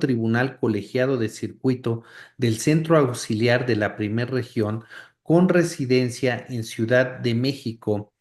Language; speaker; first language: Spanish; native; Spanish